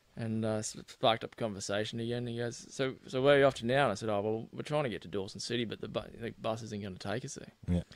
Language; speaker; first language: English; native; English